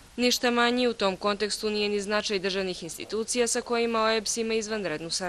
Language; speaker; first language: Bosnian; native; Bosnian